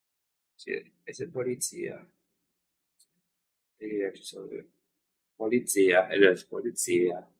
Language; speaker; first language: Italian; non-native, learner; English